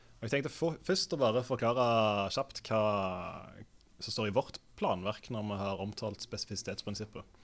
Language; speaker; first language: Norwegian; native; Norwegian